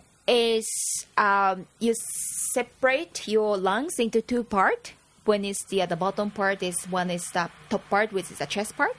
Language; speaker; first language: English; non-native, fluent; Japanese